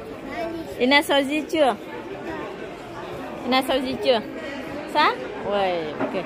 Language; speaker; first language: French; non-native, learner; Vietnamese